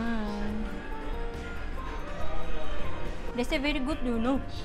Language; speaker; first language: English; non-native, local second language; Malay